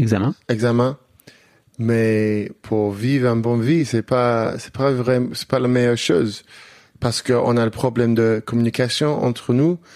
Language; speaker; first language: French; non-native, learner; English